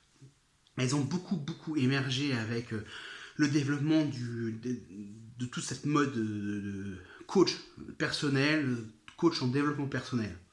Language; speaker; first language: French; native; French